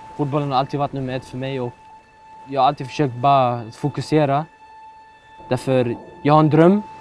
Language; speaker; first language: Swedish; early bilingual, other home language; Arabic